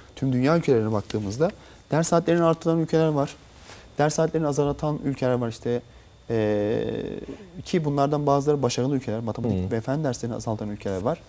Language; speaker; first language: Turkish; native; Turkish